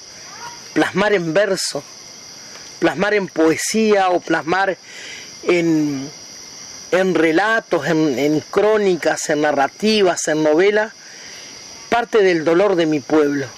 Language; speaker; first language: Spanish; native; Spanish